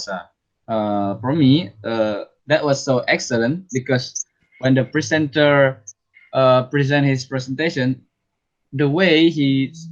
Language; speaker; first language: English; non-native, learner; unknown